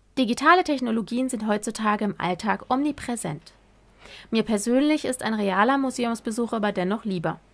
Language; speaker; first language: German; non-native, fluent; Chinese